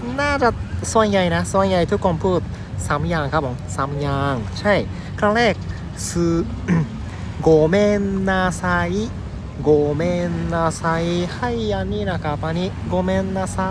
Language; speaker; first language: Thai; non-native, learner; Japanese